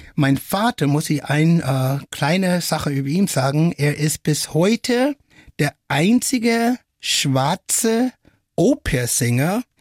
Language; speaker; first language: German; non-native, fluent; English